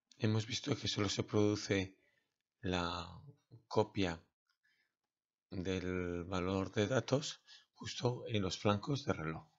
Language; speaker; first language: Spanish; native; Spanish